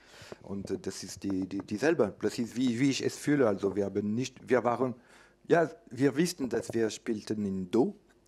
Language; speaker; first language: German; non-native, learner; French